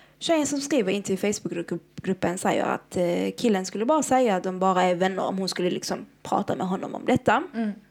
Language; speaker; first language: Swedish; early bilingual, other home language; Arabic